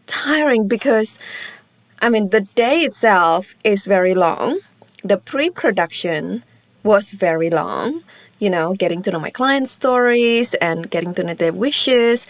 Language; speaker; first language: English; non-native, local second language; Chinese